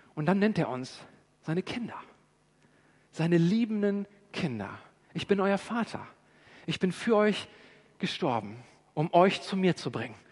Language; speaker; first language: German; native; German